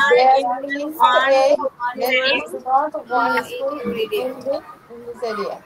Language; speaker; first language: English; non-native, learner; Bangla